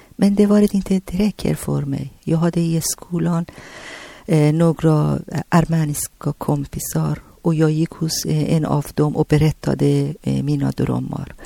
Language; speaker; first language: Swedish; non-native, learner; Persian